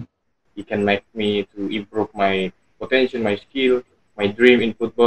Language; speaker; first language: English; non-native, learner; Indonesian